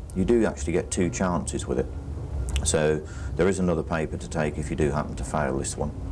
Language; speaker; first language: English; native; English